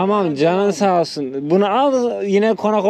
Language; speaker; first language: Turkish; native; Turkish